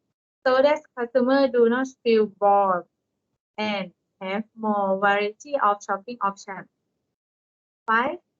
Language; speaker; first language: English; non-native, learner; Thai